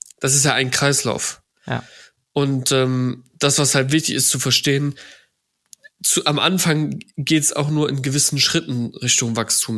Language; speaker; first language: German; native; German